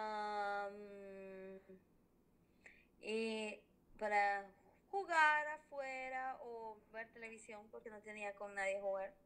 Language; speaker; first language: Spanish; early bilingual, heritage; Spanish